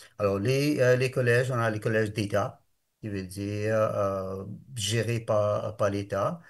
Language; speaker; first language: French; non-native, local second language; Morisyen